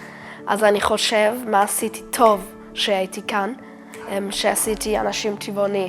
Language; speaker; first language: Hebrew; early bilingual, heritage; German